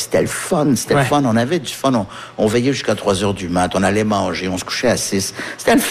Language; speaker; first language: French; early bilingual, other home language; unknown